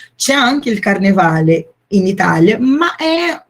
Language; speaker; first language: Italian; non-native, fluent; Portuguese